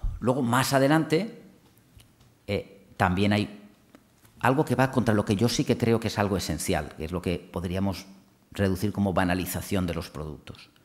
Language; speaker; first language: Spanish; non-native, local second language; Catalan